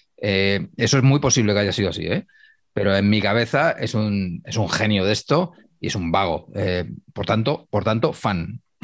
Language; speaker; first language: Spanish; native; Spanish